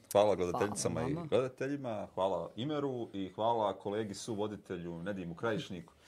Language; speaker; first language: Bosnian; native; Bosnian